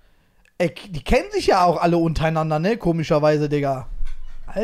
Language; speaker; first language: German; native; German